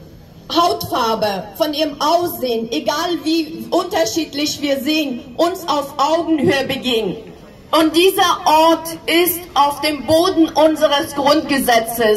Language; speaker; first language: German; non-native, fluent; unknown